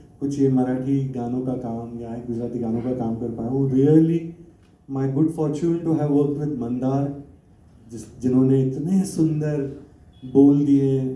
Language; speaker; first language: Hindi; non-native, local second language; Gujarati